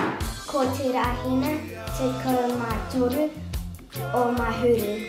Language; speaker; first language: Māori; non-native, local second language; English